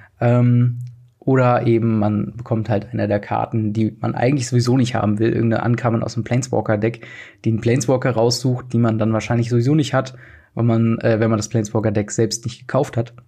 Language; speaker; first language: German; native; German